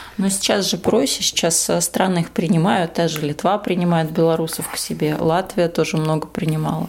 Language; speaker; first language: Russian; native; Russian